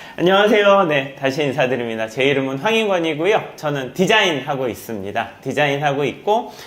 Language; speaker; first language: Korean; native; Korean